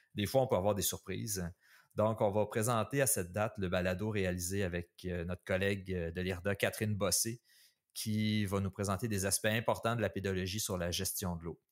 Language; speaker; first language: French; native; French